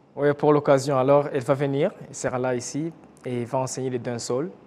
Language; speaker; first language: French; non-native, local second language; Kinyarwanda